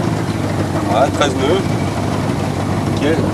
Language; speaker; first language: French; native; French